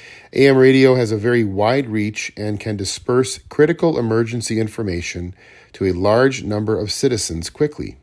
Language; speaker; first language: English; native; English